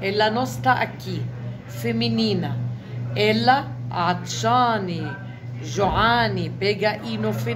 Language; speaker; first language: Portuguese; non-native, fluent; Arabic